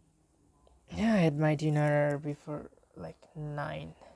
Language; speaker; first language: English; non-native, fluent; Bangla